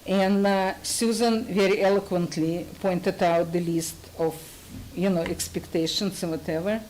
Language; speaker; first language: English; non-native, fluent; Russian